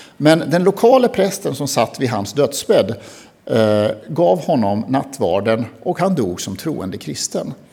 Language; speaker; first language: Swedish; native; Swedish